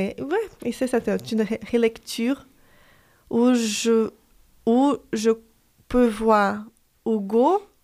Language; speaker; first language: French; non-native, fluent; Portuguese